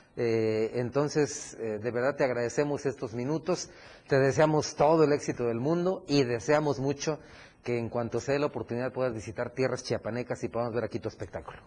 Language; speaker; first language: Spanish; native; Spanish